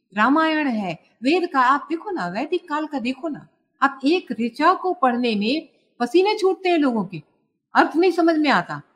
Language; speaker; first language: Hindi; native; Hindi